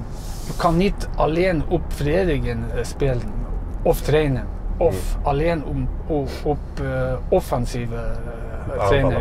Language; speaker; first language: Dutch; non-native, fluent; Norwegian